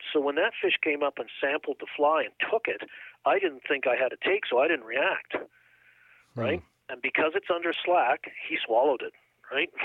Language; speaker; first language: English; native; English